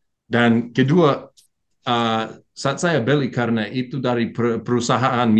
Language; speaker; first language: Indonesian; non-native, learner; English